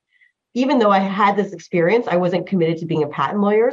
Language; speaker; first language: English; early bilingual, other home language; Chinese